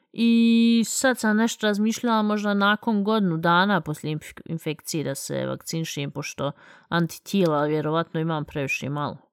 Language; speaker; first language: Bosnian; early bilingual, heritage; Bosnian